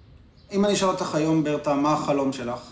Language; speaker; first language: Hebrew; native; Hebrew